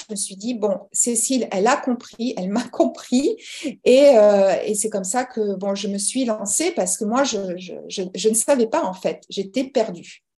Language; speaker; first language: French; early bilingual, other home language; English